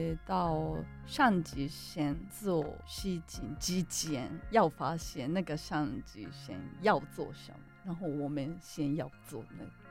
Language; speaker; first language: Chinese; non-native, fluent; Japanese